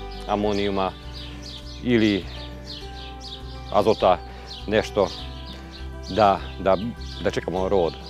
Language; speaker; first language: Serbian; non-native, local second language; Hungarian